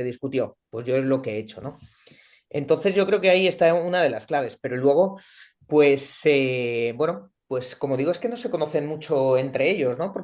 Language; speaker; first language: Spanish; native; Spanish